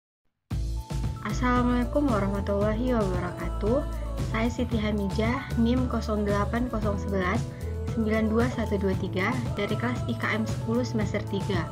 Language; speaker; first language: Indonesian; native; Indonesian